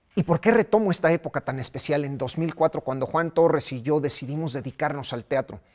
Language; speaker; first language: Spanish; native; Spanish